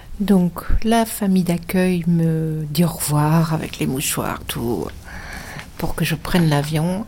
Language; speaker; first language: French; non-native, fluent; German